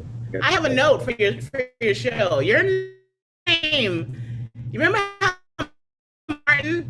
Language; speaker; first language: English; native; English